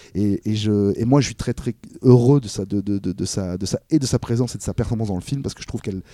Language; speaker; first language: French; native; French